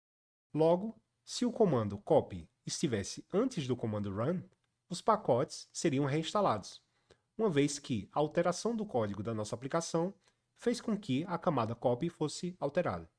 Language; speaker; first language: Portuguese; native; Portuguese